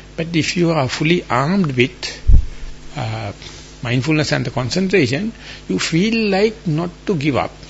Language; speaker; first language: English; non-native, local second language; Sinhala